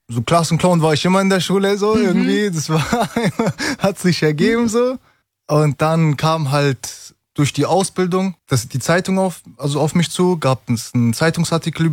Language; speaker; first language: German; early bilingual, other home language; Turkish